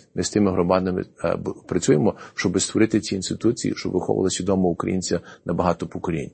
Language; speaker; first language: Ukrainian; early bilingual, heritage; Ukrainian